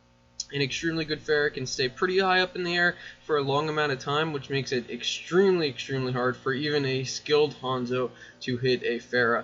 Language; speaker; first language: English; native; English